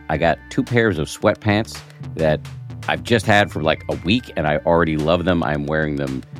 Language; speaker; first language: English; native; English